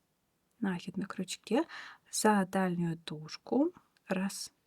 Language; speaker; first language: Russian; native; Russian